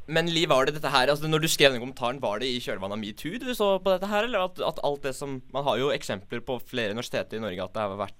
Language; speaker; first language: Norwegian; native; Norwegian